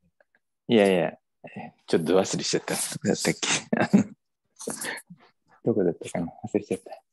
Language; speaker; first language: Indonesian; non-native, learner; Japanese